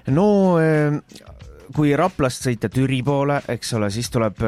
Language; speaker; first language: Estonian; native; Estonian